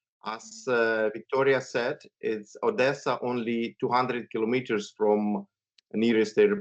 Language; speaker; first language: English; non-native, fluent; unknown